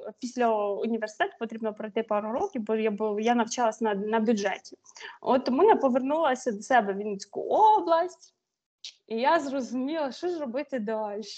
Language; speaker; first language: Ukrainian; native; Ukrainian